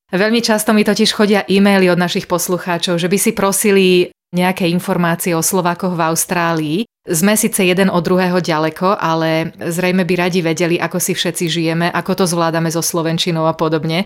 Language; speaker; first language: Slovak; native; Slovak